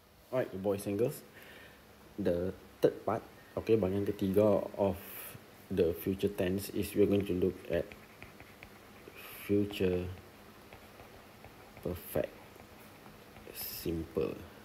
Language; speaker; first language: English; non-native, local second language; Malay